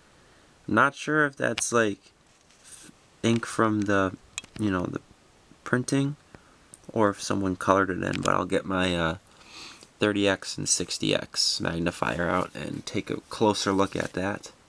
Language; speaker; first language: English; native; English